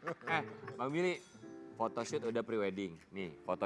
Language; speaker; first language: Indonesian; native; Indonesian